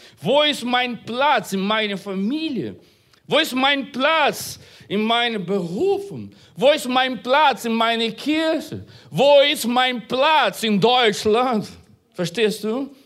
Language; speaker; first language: German; non-native, fluent; Portuguese